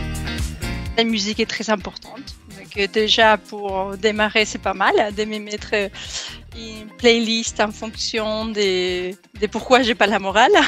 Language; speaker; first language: French; non-native, fluent; Spanish